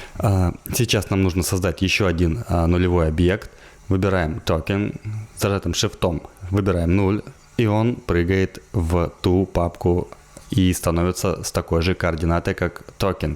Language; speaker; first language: Russian; native; Russian